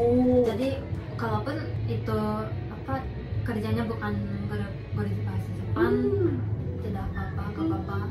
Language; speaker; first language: Indonesian; non-native, fluent; Japanese